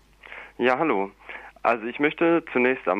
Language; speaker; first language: German; native; German